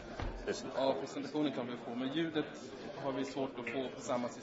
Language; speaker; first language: Swedish; native; Swedish